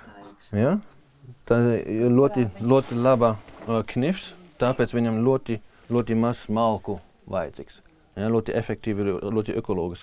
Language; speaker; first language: Latvian; non-native, learner; German